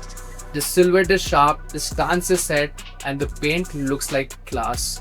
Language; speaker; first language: English; non-native, local second language; Hindi